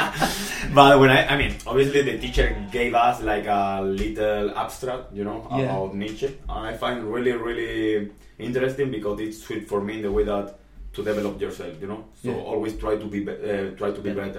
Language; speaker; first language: English; non-native, fluent; Spanish